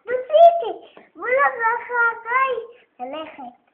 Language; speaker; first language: Hebrew; early bilingual, other home language; Russian